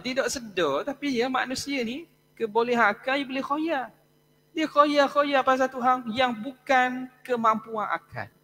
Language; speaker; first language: Malay; native; Malay